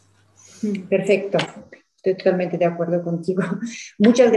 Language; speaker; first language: Spanish; non-native, fluent; Russian